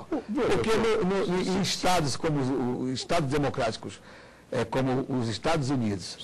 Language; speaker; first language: Portuguese; native; Portuguese